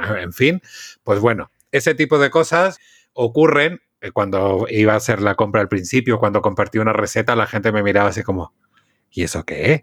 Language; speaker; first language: Spanish; native; Spanish